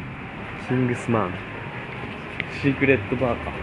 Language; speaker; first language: English; non-native, learner; Japanese